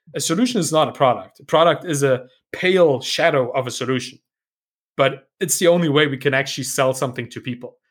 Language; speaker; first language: English; non-native, fluent; German